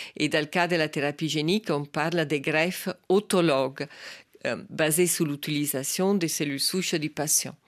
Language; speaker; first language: French; non-native, fluent; Italian